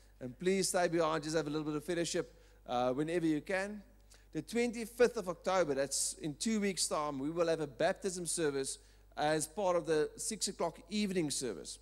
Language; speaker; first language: English; non-native, local second language; Afrikaans